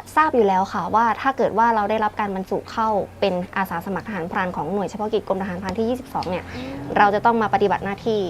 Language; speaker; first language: Thai; native; Thai